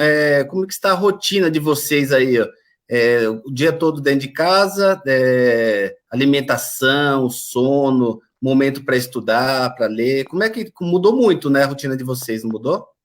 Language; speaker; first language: Portuguese; native; Portuguese